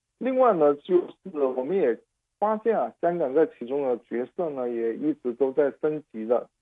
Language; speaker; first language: Chinese; non-native, local second language; Cantonese